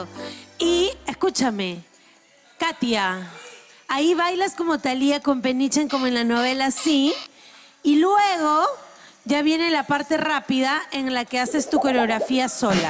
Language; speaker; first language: Spanish; native; Spanish